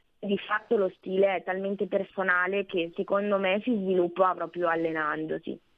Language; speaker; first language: Italian; early bilingual, other home language; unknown